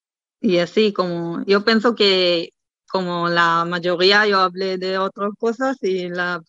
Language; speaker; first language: Spanish; non-native, learner; Hebrew